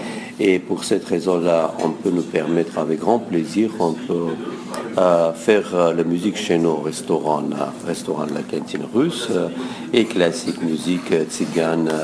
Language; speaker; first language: French; non-native, fluent; Russian